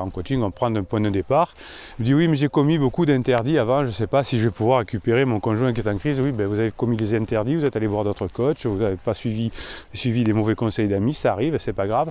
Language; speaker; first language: French; native; French